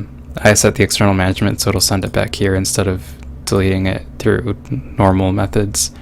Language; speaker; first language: English; native; English